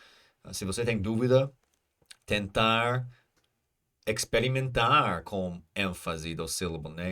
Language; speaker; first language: Portuguese; non-native, learner; English